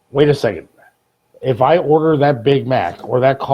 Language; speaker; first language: English; native; English